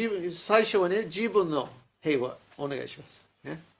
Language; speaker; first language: Japanese; non-native, learner; English